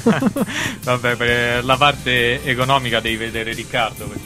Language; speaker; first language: Italian; native; Italian